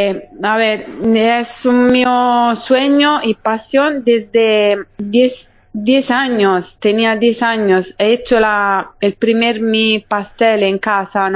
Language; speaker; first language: Spanish; non-native, fluent; Italian